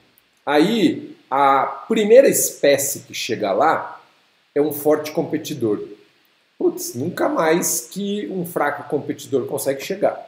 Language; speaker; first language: Portuguese; native; Portuguese